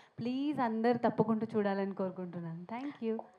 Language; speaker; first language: Telugu; non-native, learner; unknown